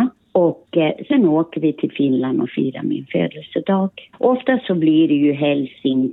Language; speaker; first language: Swedish; early bilingual, other home language; Finnish